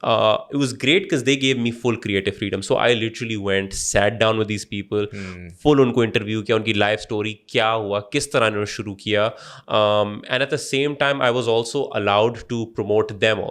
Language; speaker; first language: English; non-native, local second language; Urdu